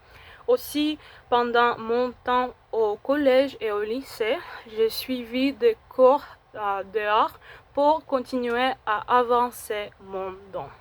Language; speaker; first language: French; non-native, fluent; Spanish